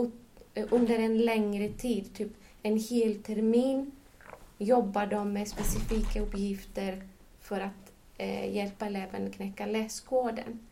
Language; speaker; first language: Swedish; non-native, fluent; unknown